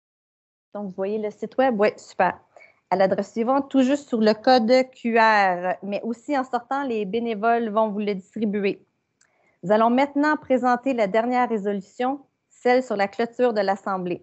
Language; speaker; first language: French; native; French